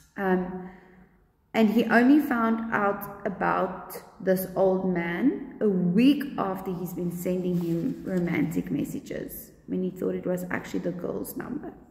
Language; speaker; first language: English; non-native, local second language; Afrikaans